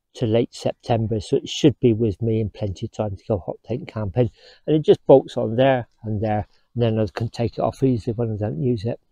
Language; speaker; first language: English; native; English